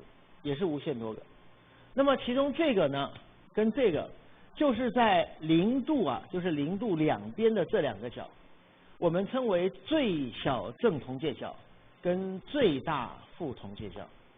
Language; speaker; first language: Chinese; native; Chinese